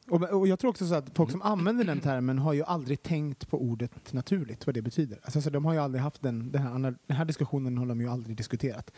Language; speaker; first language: Swedish; native; Swedish